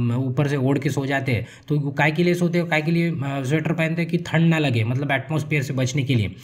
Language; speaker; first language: Hindi; non-native, local second language; Marathi